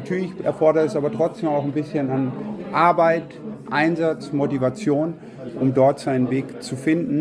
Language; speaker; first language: German; native; German